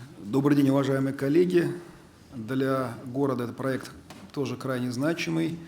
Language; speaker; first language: Russian; native; Russian